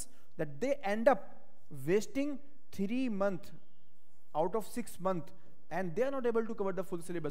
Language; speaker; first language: English; non-native, local second language; Hindi